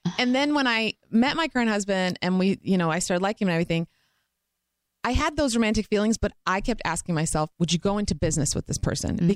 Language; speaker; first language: English; non-native, fluent; Croatian